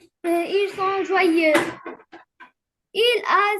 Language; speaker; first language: French; non-native, learner; Arabic